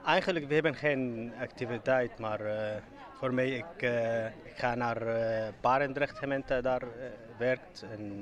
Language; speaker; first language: Dutch; non-native, learner; Arabic